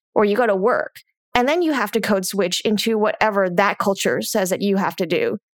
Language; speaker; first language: English; native; English